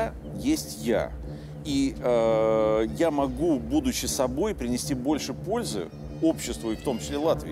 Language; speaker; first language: Russian; native; Russian